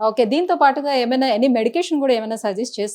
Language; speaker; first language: Telugu; native; Telugu